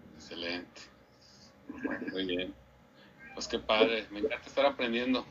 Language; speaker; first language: Spanish; native; Spanish